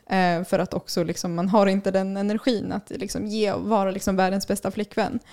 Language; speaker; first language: Swedish; native; Swedish